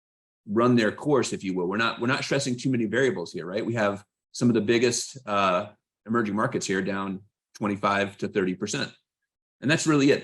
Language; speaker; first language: English; native; English